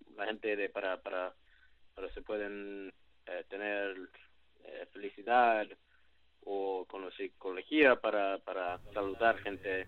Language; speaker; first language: Spanish; non-native, learner; English